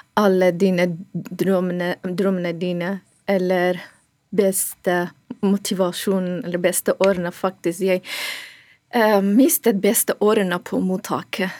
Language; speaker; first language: Norwegian; non-native, learner; Persian